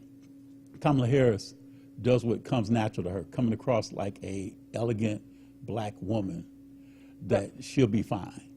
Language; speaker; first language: English; native; English